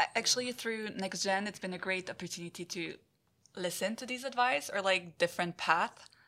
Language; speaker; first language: English; non-native, fluent; French